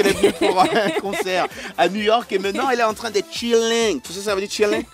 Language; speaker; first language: French; native; French